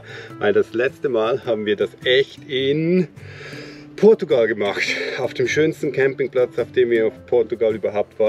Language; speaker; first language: German; native; German